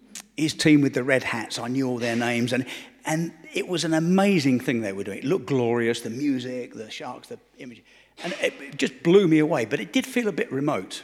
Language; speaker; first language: English; native; English